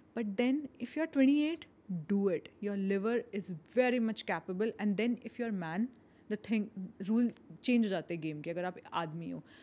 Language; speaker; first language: Hindi; native; Hindi